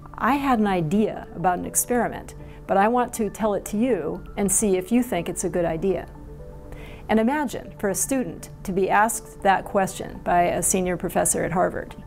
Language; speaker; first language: English; native; English